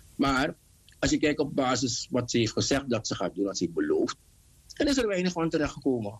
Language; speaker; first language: Dutch; native; Dutch